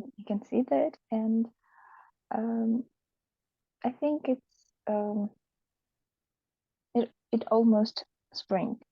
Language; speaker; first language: English; non-native, learner; Russian